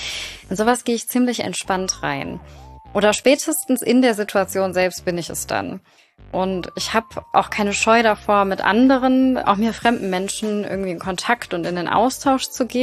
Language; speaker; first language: German; native; German